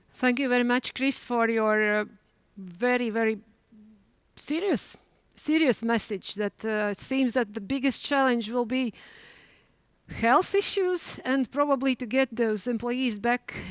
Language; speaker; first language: English; non-native, fluent; Latvian